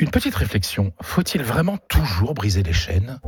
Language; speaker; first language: French; native; French